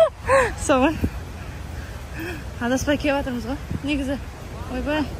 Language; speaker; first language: Kazakh; native; Kazakh